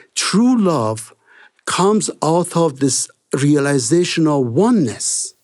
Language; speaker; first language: English; non-native, fluent; Persian